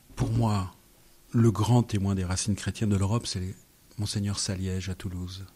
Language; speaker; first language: French; native; French